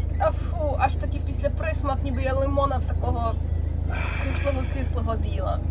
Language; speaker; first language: Ukrainian; native; Ukrainian